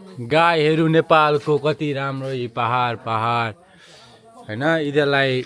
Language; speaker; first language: Nepali; non-native, learner; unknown